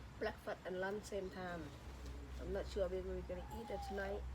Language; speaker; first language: English; non-native, learner; Thai